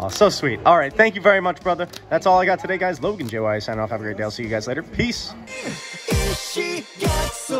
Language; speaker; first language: English; native; English